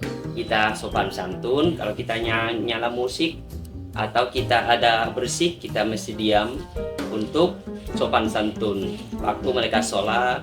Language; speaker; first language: Indonesian; non-native, learner; Thai